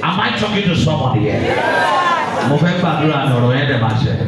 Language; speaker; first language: English; non-native, local second language; Yoruba